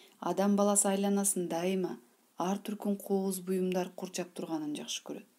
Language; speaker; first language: Kyrgyz; non-native, local second language; Uzbek